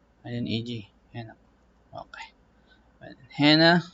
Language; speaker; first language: Arabic; non-native, learner; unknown